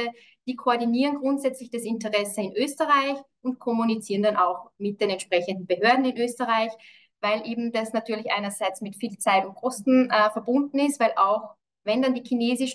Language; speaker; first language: German; native; German